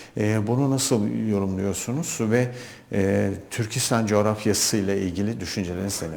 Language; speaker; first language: Turkish; native; Turkish